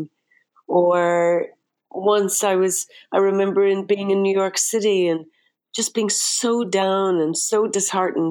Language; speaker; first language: English; native; English